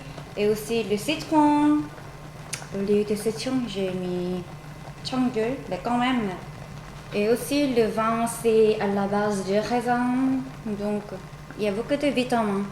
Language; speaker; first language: French; non-native, learner; Korean